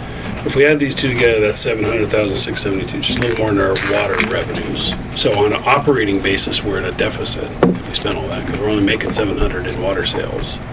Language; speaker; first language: English; native; English